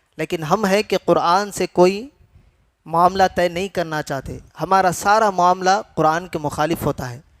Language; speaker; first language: Urdu; native; Urdu